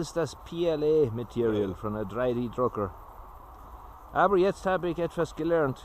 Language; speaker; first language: German; non-native, learner; English